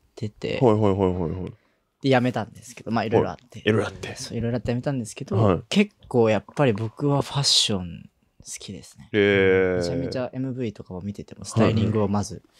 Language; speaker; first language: Japanese; native; Japanese